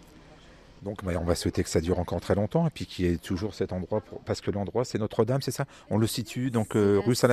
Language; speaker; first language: French; native; French